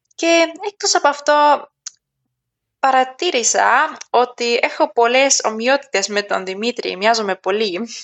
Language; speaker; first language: Greek; non-native, fluent; German